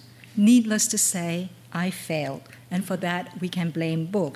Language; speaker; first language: English; non-native, local second language; Cantonese